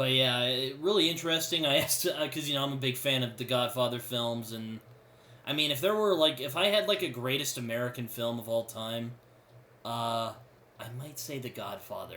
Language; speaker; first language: English; native; English